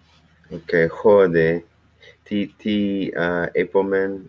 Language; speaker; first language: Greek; non-native, learner; English